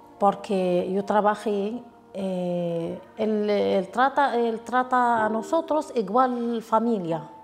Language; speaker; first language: Spanish; non-native, learner; Arabic